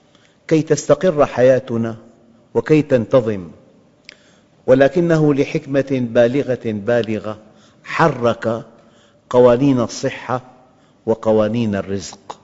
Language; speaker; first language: Arabic; native; Arabic